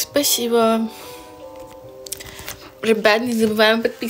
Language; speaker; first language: Russian; non-native, learner; Romanian